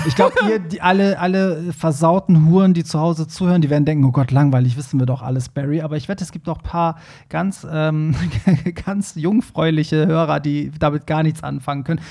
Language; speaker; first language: German; early bilingual, other home language; Persian